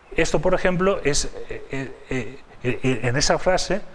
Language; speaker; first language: Spanish; native; Spanish